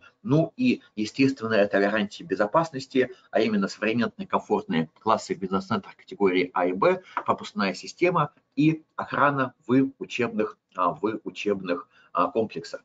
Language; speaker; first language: Russian; native; Russian